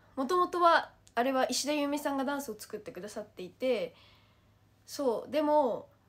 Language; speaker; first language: Japanese; native; Japanese